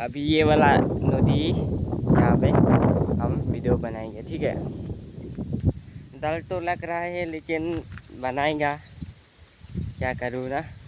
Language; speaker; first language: Hindi; non-native, local second language; Karbi